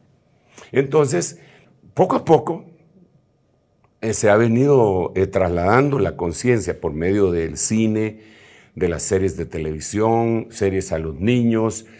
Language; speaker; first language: Spanish; native; Spanish